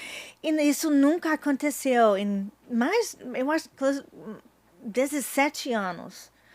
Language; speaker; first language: Portuguese; non-native, fluent; English